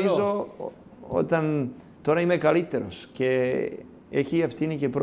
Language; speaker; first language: Greek; non-native, learner; Serbian